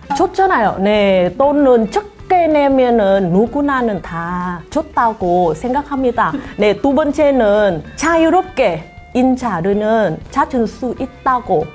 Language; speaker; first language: Korean; non-native, fluent; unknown